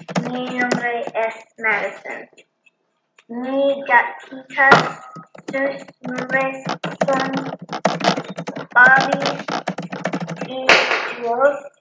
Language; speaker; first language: Spanish; non-native, learner; English